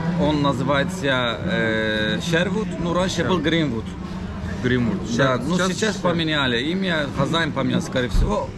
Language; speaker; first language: Russian; non-native, learner; Turkish